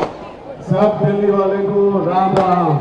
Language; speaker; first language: Hindi; non-native, local second language; Telugu